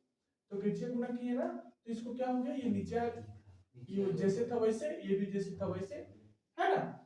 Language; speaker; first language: Hindi; native; Hindi